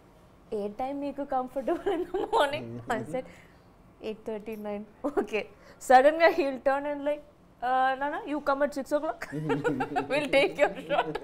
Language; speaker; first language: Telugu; non-native, learner; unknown